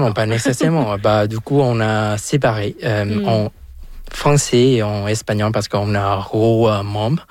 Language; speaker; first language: French; non-native, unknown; Vietnamese